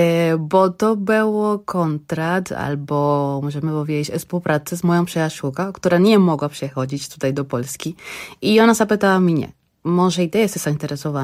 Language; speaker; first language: Polish; non-native, learner; Spanish